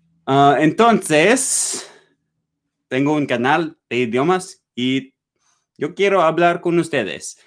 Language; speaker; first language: Spanish; non-native, learner; English